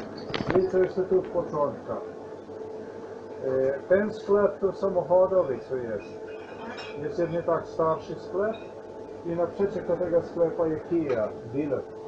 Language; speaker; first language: Polish; non-native, learner; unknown